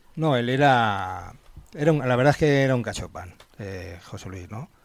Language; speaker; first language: Spanish; native; Spanish